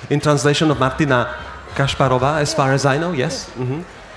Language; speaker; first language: English; non-native, fluent; Slovak